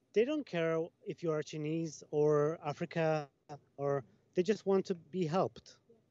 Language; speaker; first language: English; non-native, fluent; Italian